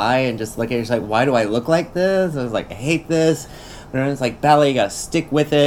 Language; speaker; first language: English; native; English